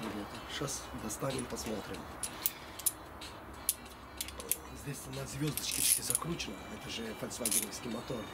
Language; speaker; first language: Russian; non-native, fluent; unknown